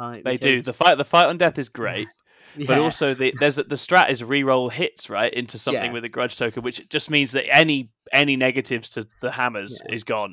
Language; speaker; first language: English; native; English